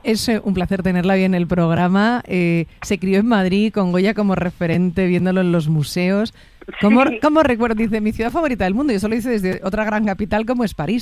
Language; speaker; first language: Spanish; native; Spanish